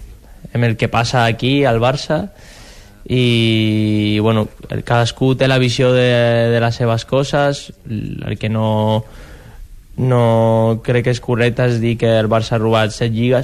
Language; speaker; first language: Catalan; non-native, local second language; Spanish